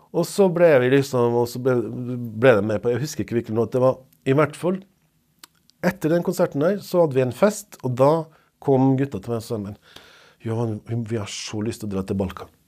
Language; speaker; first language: Norwegian; non-native, fluent; Serbian